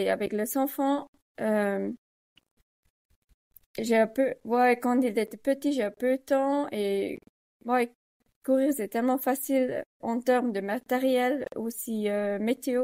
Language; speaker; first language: French; non-native, learner; Swiss German